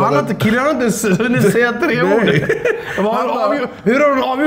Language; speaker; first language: Swedish; native; Swedish